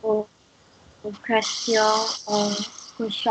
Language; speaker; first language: French; non-native, learner; English